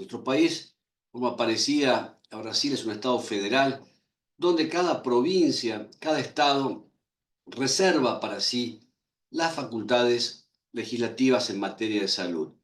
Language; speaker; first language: Spanish; native; Spanish